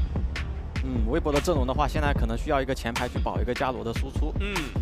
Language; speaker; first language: Chinese; native; Chinese